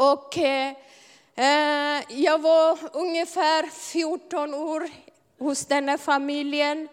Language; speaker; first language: Swedish; non-native, fluent; Amharic